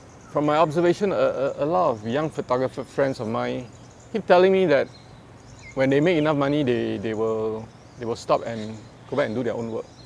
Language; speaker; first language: English; non-native, local second language; Chinese